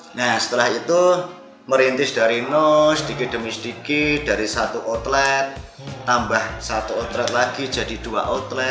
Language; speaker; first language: Indonesian; non-native, local second language; Javanese